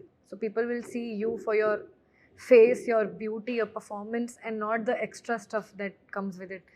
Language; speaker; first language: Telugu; non-native, fluent; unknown